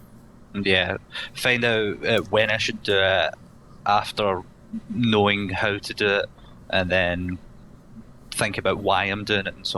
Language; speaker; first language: English; native; English